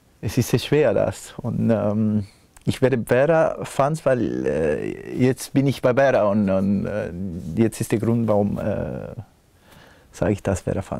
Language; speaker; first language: German; non-native, fluent; Spanish